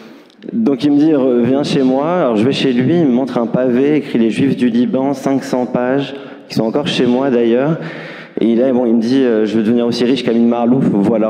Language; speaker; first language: French; native; French